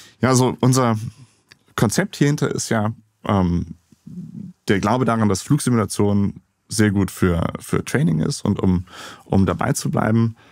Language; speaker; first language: German; native; German